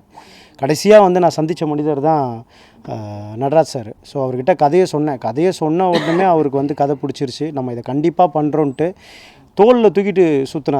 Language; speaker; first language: Tamil; native; Tamil